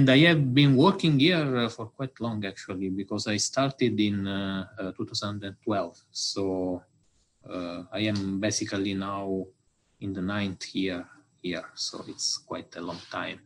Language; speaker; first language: English; non-native, fluent; Italian